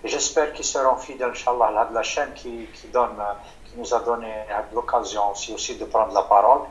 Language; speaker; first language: French; non-native, local second language; Arabic